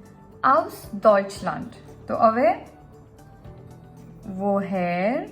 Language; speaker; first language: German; non-native, learner; Gujarati